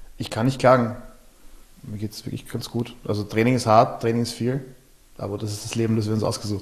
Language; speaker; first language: German; native; German